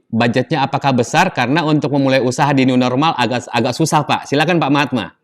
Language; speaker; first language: Indonesian; native; Indonesian